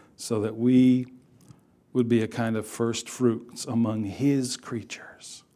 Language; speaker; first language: English; native; English